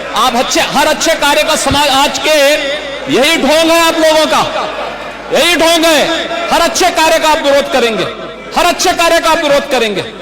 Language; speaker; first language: Hindi; native; Hindi